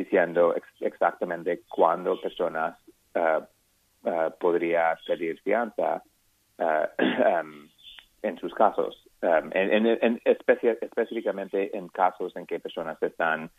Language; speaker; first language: Spanish; non-native, learner; English